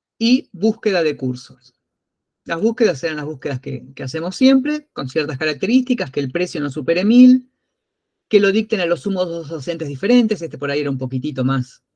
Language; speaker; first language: Spanish; native; Spanish